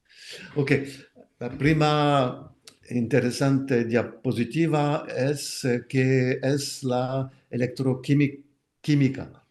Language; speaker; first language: Spanish; non-native, fluent; French